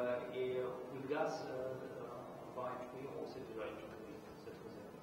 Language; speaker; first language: French; non-native, fluent; German